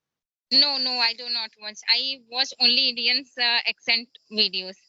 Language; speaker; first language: English; non-native, learner; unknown